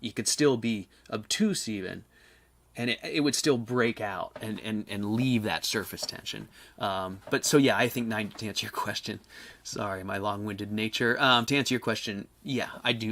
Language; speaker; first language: English; native; English